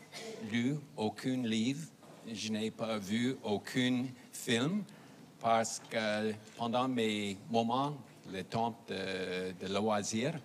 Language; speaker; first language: French; non-native, fluent; English